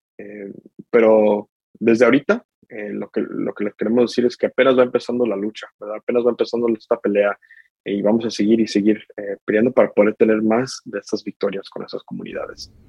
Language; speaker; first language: Spanish; early bilingual, heritage; Spanish